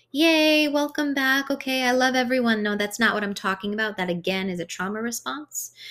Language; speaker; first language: English; early bilingual, other home language; Hungarian